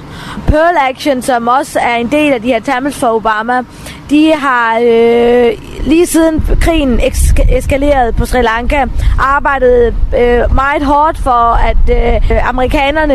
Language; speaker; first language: Danish; early bilingual, other home language; Tamil